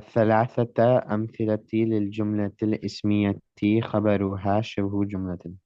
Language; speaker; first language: Arabic; non-native, learner; Urdu